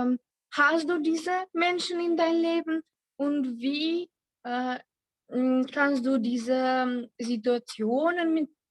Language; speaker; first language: German; non-native, learner; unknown